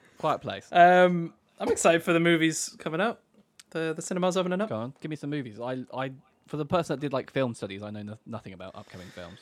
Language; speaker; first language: English; native; English